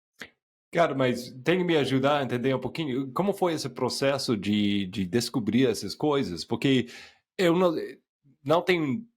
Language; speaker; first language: Portuguese; non-native, fluent; English